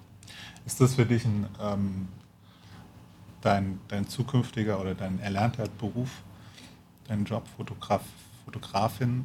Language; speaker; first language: German; native; German